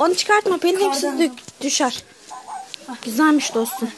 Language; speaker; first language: Turkish; native; Turkish